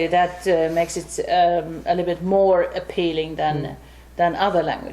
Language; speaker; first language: English; non-native, fluent; Finnish